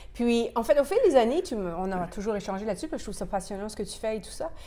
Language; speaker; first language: French; native; French